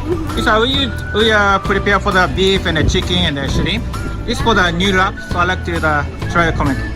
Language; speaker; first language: English; non-native, learner; Japanese